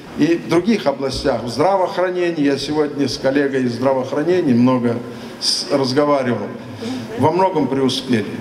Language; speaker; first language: Russian; non-native, local second language; Tatar